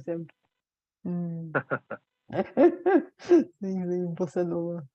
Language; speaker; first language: Portuguese; non-native, fluent; Bulgarian